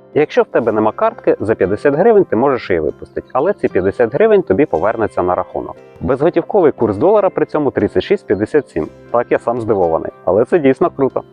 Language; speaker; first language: Ukrainian; native; Ukrainian